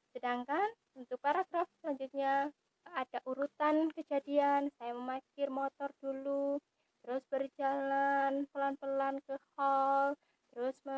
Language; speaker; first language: Indonesian; native; Indonesian